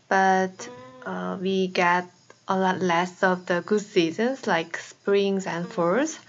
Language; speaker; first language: English; non-native, fluent; Korean